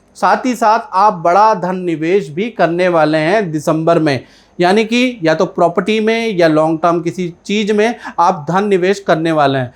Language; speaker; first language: Hindi; native; Hindi